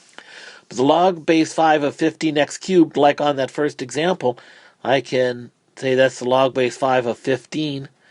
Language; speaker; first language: English; native; English